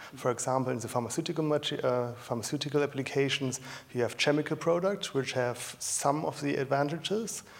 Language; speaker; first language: English; non-native, fluent; German